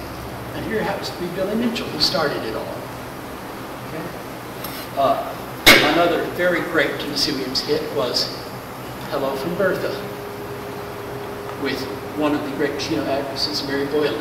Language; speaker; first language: English; native; English